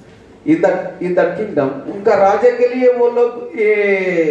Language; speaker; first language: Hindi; non-native, local second language; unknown